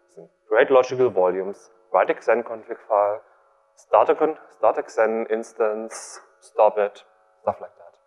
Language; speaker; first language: English; non-native, fluent; German